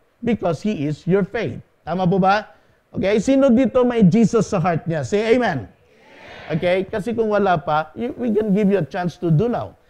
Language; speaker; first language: Filipino; non-native, local second language; Cebuano